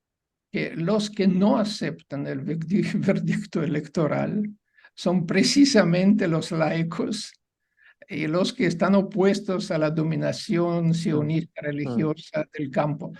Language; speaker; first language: Spanish; non-native, fluent; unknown